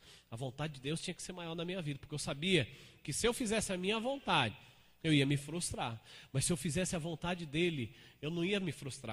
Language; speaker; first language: Portuguese; native; Portuguese